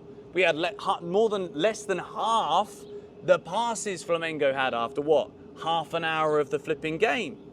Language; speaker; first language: English; native; English